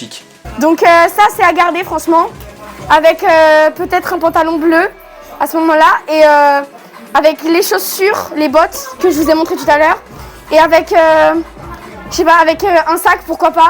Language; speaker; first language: French; native; French